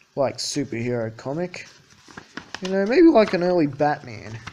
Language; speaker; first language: English; native; English